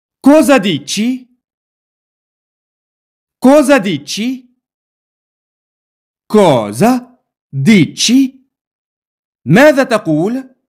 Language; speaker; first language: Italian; non-native, fluent; Arabic